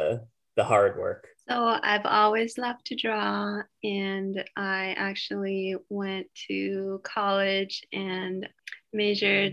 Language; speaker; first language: English; non-native, fluent; Chinese